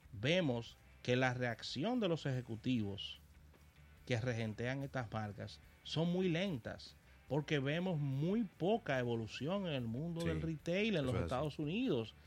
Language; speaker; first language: Spanish; native; Spanish